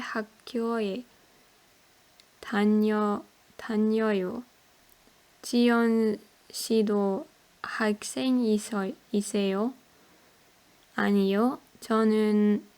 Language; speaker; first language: Korean; non-native, learner; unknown